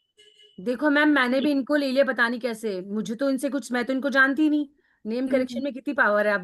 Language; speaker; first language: Hindi; native; Hindi